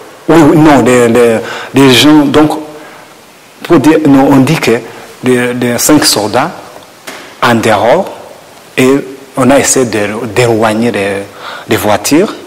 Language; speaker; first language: French; non-native, learner; Kinyarwanda